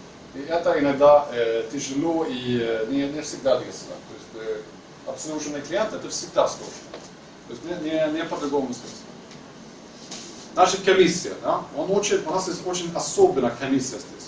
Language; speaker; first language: Russian; non-native, learner; Swedish